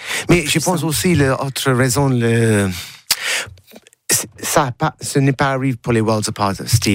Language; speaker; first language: French; non-native, learner; English